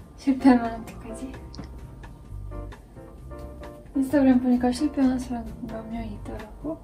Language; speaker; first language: Korean; non-native, fluent; Romanian